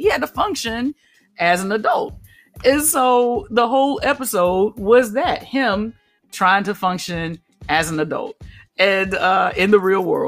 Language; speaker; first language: English; native; English